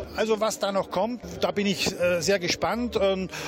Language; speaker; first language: German; native; German